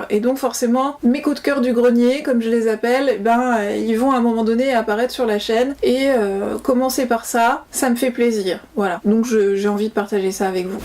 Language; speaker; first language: French; native; French